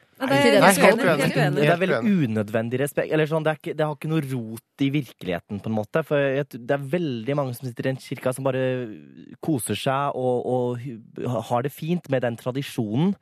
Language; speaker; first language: Norwegian; native; Norwegian